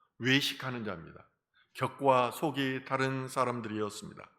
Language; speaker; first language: Korean; native; Korean